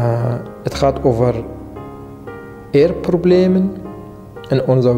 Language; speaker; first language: Dutch; non-native, learner; Kurdish